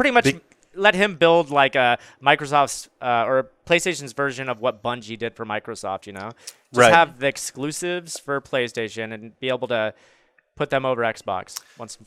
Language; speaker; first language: English; native; English